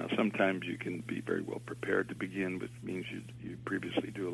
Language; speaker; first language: English; native; English